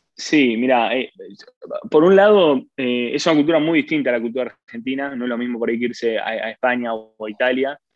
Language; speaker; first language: Spanish; native; Spanish